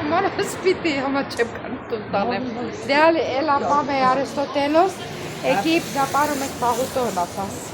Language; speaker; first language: Greek; non-native, fluent; Armenian